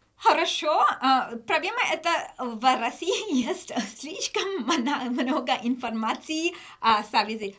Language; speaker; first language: Russian; non-native, learner; English